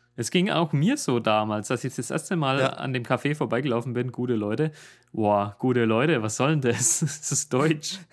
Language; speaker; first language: German; native; German